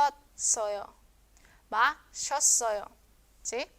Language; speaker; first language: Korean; non-native, fluent; Spanish